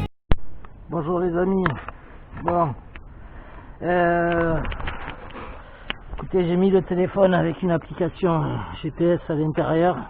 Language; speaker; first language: French; native; French